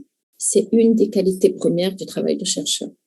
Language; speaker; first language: French; native; French